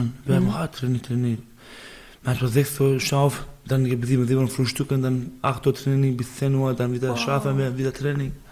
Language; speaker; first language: German; non-native, learner; Baluchi